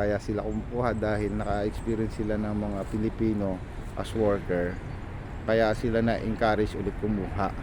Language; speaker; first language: Filipino; native; Filipino